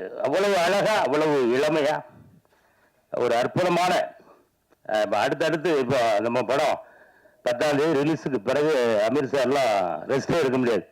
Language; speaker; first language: Tamil; native; Tamil